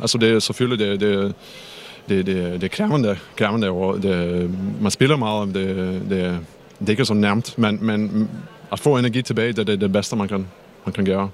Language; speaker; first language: Danish; non-native, fluent; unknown